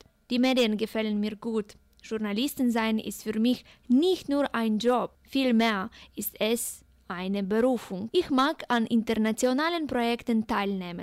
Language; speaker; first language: German; non-native, fluent; Ukrainian